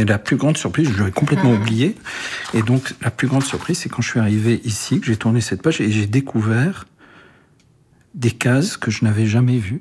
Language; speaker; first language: French; early bilingual, other home language; Arabic